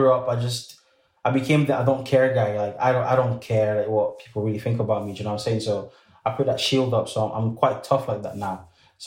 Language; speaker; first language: English; early bilingual, other home language; French